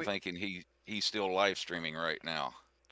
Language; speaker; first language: English; native; English